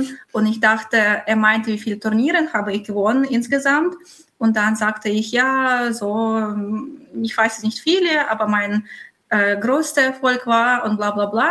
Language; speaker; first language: German; non-native, fluent; Russian